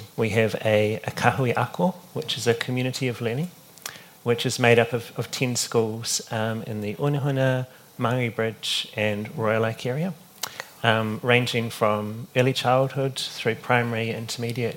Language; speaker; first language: English; native; English